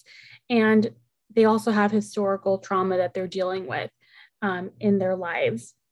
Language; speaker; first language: English; early bilingual, other home language; Spanish